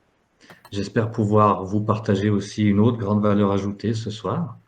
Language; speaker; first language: French; native; French